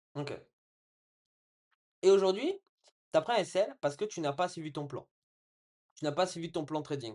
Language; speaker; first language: French; native; French